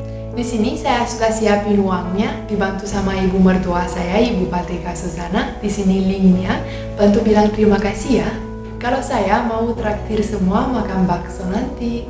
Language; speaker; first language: Indonesian; non-native, fluent; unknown